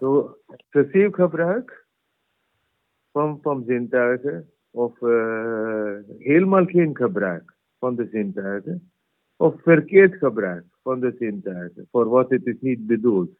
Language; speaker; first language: Dutch; non-native, fluent; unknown